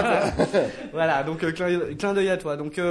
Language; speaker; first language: French; native; French